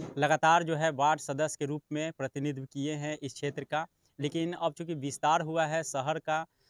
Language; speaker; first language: Hindi; native; Hindi